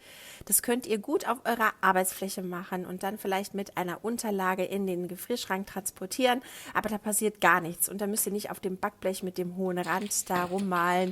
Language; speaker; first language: German; native; German